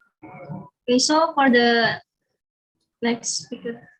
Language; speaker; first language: English; non-native, learner; Indonesian